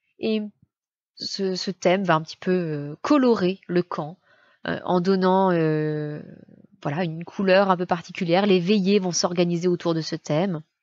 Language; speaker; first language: French; native; French